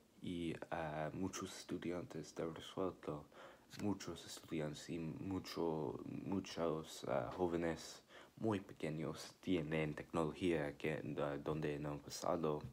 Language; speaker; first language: Spanish; non-native, learner; English